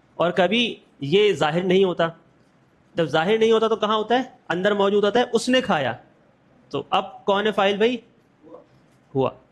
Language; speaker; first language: Urdu; native; Urdu